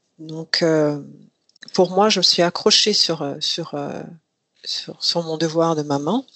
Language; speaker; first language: French; non-native, local second language; Rundi